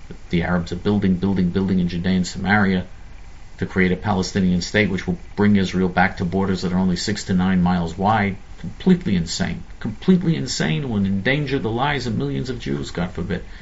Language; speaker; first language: English; native; English